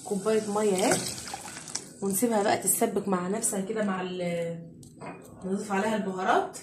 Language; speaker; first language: Arabic; native; Arabic